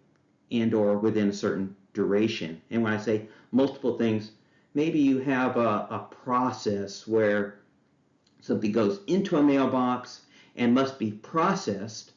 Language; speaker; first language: English; native; English